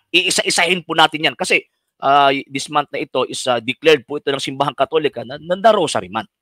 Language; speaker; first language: Filipino; non-native, local second language; Cebuano